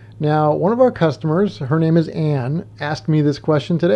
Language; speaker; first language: English; native; English